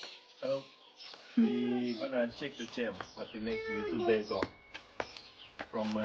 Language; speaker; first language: English; non-native, learner; Romanian